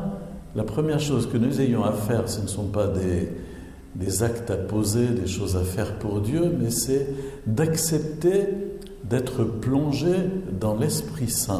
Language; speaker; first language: French; native; French